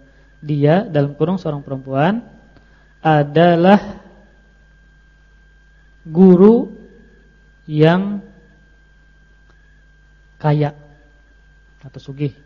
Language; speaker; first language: Indonesian; non-native, local second language; Banjar